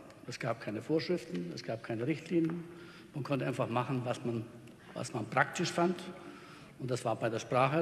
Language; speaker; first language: German; native; German